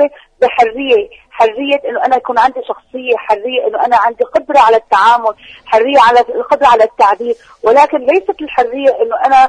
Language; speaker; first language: Arabic; native; Arabic